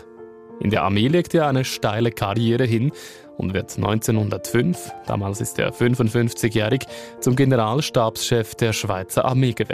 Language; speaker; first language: German; native; German